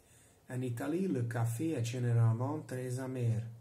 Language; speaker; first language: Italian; non-native, learner; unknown